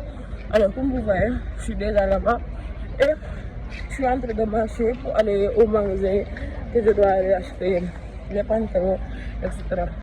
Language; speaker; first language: French; non-native, fluent; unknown